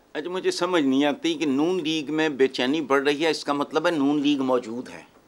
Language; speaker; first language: Urdu; non-native, local second language; Punjabi